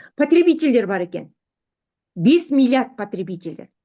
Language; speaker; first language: Russian; non-native, local second language; Kazakh